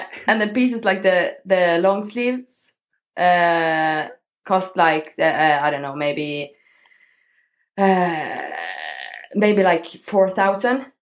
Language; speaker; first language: English; non-native, learner; Norwegian